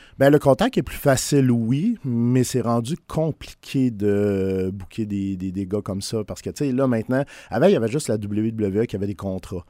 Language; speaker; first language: French; native; French